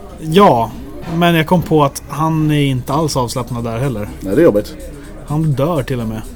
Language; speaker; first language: Swedish; native; Swedish